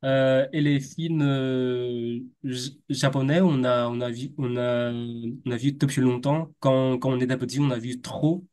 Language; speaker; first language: French; non-native, fluent; Chinese